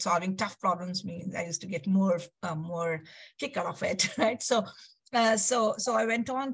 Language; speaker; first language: English; non-native, local second language; Kannada